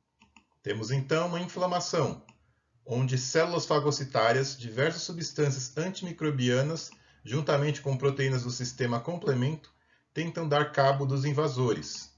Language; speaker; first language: Portuguese; native; Portuguese